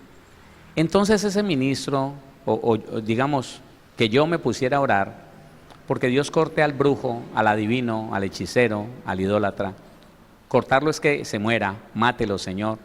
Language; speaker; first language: Spanish; native; Spanish